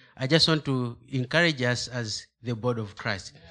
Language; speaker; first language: English; non-native, local second language; Nyanja